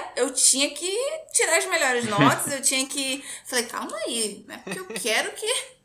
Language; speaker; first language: Portuguese; native; Portuguese